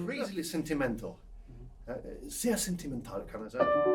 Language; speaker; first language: German; non-native, fluent; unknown